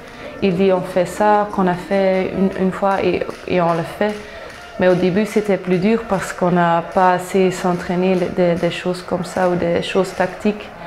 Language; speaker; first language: French; non-native, local second language; Dutch